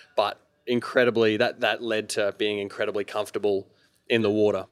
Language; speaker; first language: English; early bilingual, other home language; Maltese